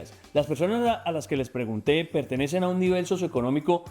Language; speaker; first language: Spanish; native; Spanish